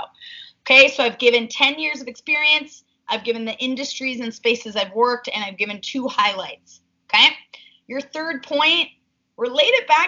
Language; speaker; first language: English; native; English